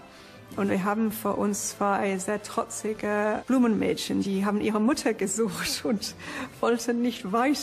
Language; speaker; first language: German; non-native, fluent; English